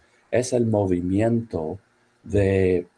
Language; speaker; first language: Spanish; non-native, fluent; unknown